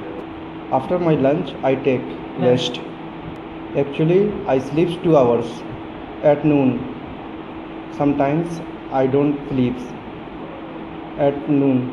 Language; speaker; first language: English; non-native, learner; Hindi